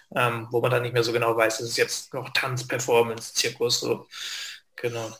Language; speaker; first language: German; native; German